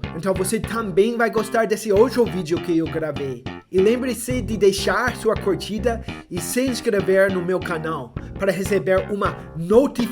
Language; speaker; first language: Portuguese; non-native, fluent; English